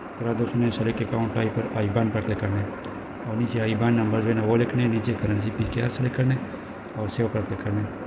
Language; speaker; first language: Urdu; non-native, local second language; Punjabi